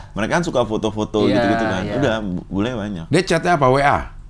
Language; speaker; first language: Indonesian; early bilingual, other home language; Fula